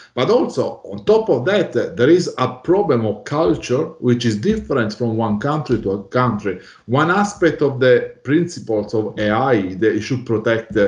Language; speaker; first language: English; non-native, fluent; Italian